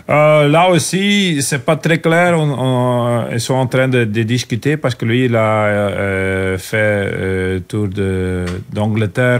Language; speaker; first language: French; non-native, local second language; Dutch